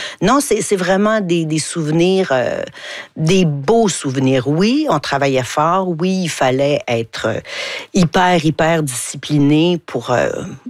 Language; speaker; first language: French; native; French